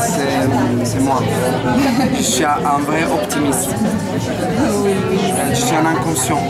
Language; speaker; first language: French; non-native, fluent; Italian